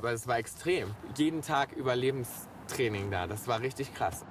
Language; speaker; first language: German; native; German